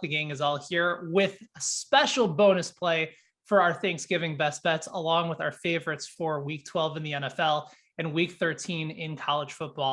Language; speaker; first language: English; native; English